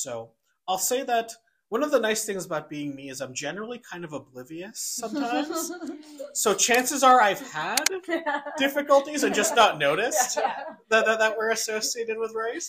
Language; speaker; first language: English; native; English